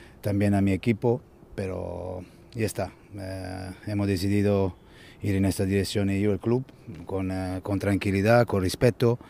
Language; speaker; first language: Spanish; non-native, learner; Italian